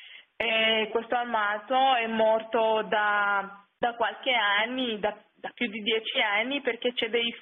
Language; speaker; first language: Italian; non-native, fluent; French